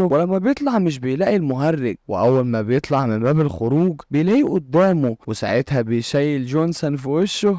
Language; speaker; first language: Arabic; native; Arabic